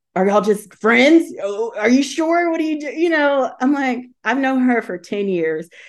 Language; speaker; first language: English; native; English